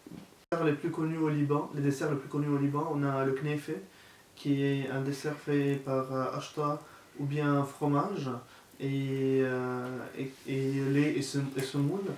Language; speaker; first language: French; non-native, local second language; Arabic